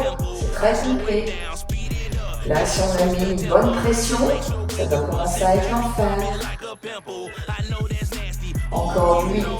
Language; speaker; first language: French; native; French